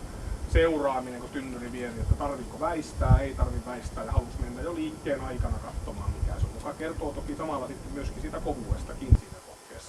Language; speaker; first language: Finnish; native; Finnish